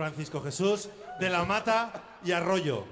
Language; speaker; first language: Spanish; native; Spanish